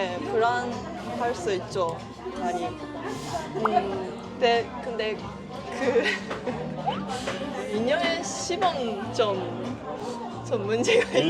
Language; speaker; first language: Korean; non-native, learner; Japanese